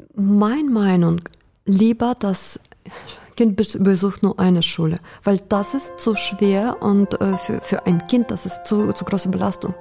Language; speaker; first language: German; non-native, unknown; Russian